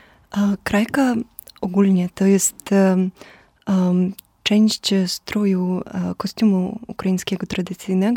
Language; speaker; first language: Polish; non-native, fluent; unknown